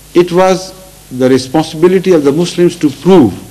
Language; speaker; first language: English; non-native, local second language; Urdu